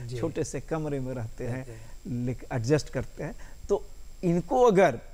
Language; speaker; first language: Hindi; native; Hindi